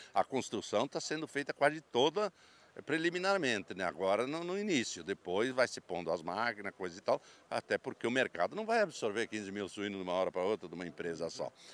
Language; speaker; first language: Portuguese; native; Portuguese